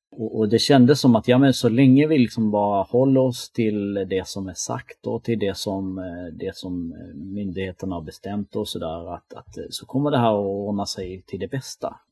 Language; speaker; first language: Swedish; early bilingual, other home language; Albanian